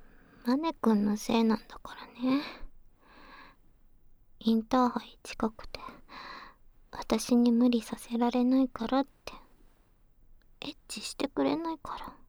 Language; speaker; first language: Japanese; native; Japanese